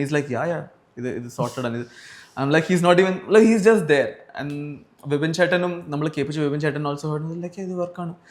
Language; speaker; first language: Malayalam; early bilingual, heritage; Malayalam